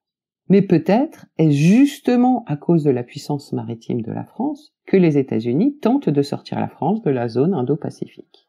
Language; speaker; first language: French; native; French